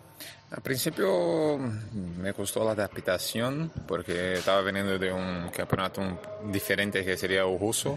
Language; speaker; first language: Spanish; non-native, fluent; Portuguese